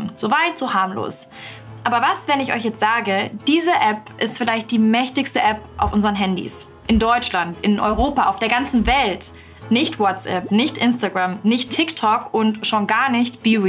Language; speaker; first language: German; native; German